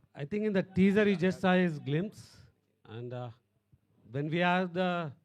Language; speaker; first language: English; non-native, local second language; Telugu